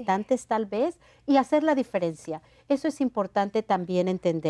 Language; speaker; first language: Spanish; native; Spanish